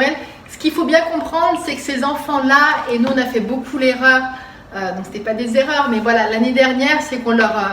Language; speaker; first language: French; native; French